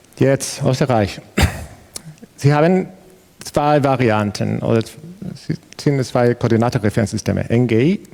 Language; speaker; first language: German; non-native, learner; Spanish